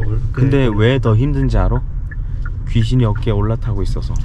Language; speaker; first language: Korean; native; Korean